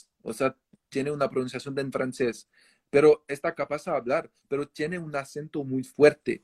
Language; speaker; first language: Spanish; non-native, fluent; French